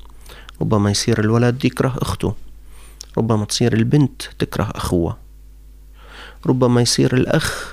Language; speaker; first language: Arabic; native; Arabic